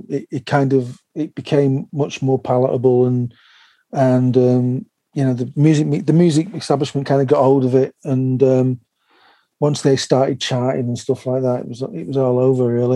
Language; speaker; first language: English; native; English